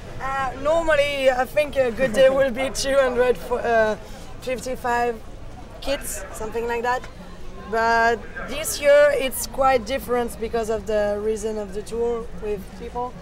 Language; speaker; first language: English; non-native, learner; French